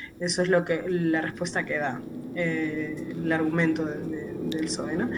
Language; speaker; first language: Spanish; native; Spanish